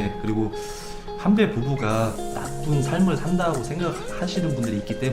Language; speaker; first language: Korean; native; Korean